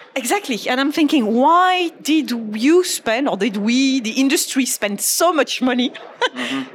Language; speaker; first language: English; non-native, fluent; French